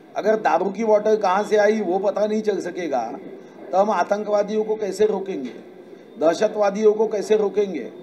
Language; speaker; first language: Hindi; non-native, local second language; Marathi